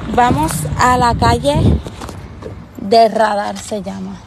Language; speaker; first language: Spanish; native; Spanish